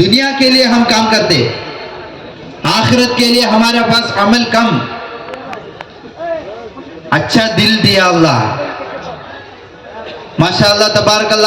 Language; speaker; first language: Hindi; non-native, local second language; Malayalam